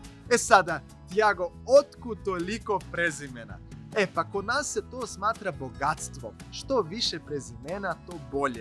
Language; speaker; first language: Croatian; non-native, fluent; Portuguese